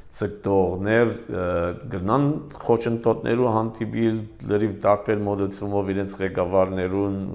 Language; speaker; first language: Armenian; early bilingual, heritage; Armenian